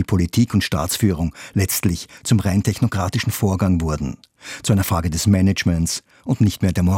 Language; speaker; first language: German; native; German